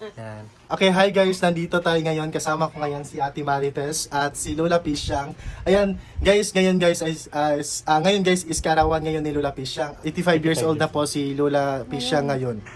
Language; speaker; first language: Filipino; non-native, local second language; Cebuano